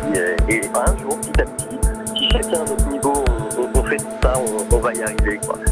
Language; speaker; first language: French; native; French